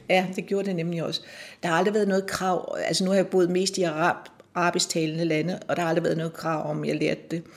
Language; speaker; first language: Danish; native; Danish